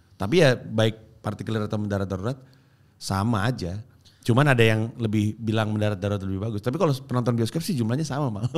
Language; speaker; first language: Indonesian; native; Indonesian